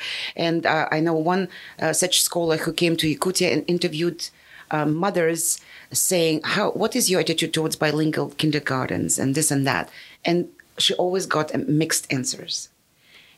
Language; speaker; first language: English; non-native, fluent; Yakut